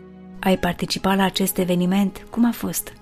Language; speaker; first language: Romanian; native; Romanian